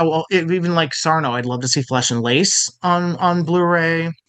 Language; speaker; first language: English; native; English